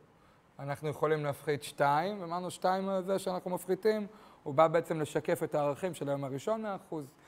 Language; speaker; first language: Hebrew; native; Hebrew